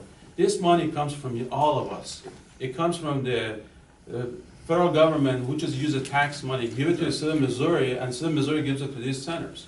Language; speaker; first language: English; native; English